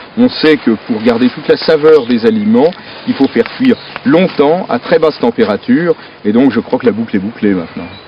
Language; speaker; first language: French; native; French